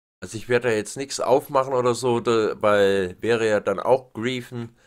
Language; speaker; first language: German; native; German